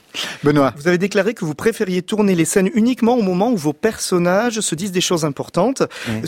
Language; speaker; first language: French; native; French